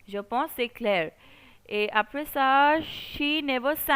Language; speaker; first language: French; non-native, fluent; Hindi